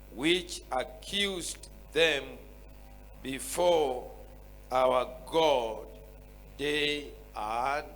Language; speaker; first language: English; non-native, local second language; Swahili